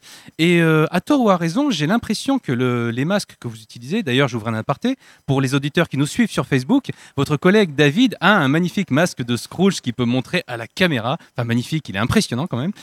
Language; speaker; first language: French; native; French